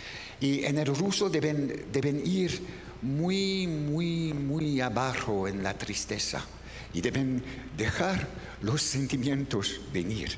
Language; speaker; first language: Spanish; non-native, fluent; French